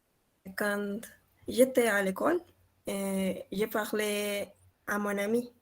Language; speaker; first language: French; non-native, learner; Spanish